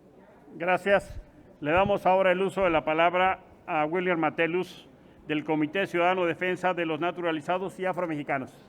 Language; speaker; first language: Spanish; native; Spanish